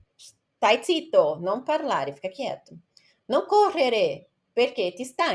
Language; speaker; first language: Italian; non-native, fluent; Portuguese